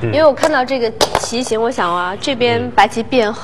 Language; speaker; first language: Chinese; native; Chinese